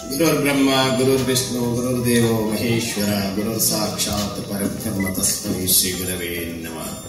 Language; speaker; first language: Kannada; non-native, local second language; Tulu